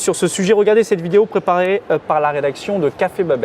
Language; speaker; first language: French; native; French